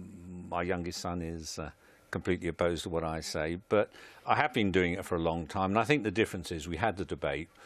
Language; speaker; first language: English; native; English